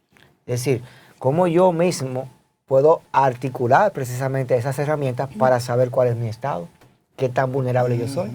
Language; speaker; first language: Spanish; native; Spanish